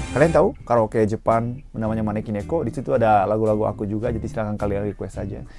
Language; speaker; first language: Indonesian; non-native, fluent; Japanese